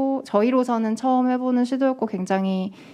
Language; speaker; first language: Korean; native; Korean